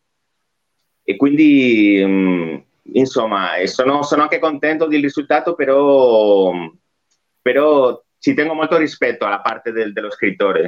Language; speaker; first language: Italian; non-native, fluent; Spanish